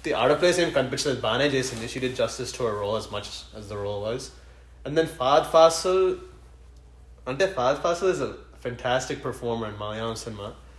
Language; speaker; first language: English; early bilingual, other home language; Telugu